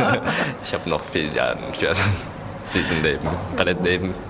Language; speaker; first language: German; non-native, learner; Japanese